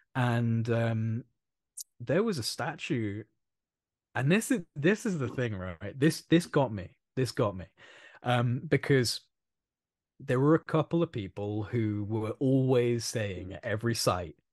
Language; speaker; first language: English; native; English